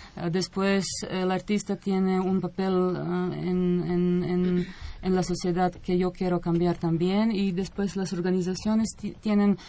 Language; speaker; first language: Spanish; non-native, fluent; Croatian